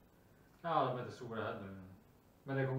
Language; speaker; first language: Swedish; native; Swedish